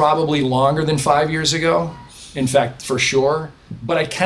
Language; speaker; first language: English; native; English